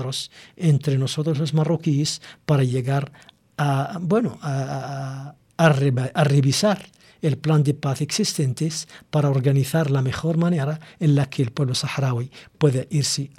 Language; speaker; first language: Spanish; non-native, local second language; Arabic